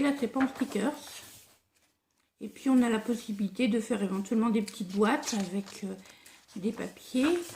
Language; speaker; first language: French; native; French